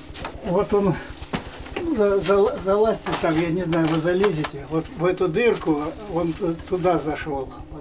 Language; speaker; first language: Russian; native; Russian